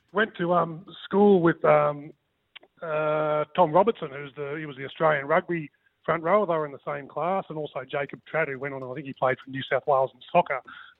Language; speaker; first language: English; native; English